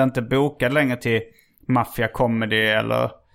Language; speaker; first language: Swedish; native; Swedish